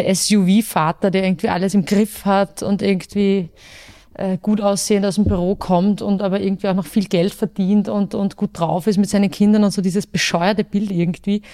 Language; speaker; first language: German; native; German